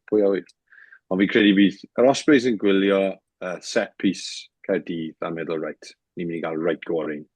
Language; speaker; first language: Welsh; native; Welsh